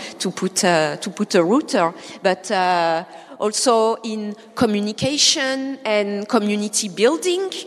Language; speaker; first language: English; non-native, fluent; French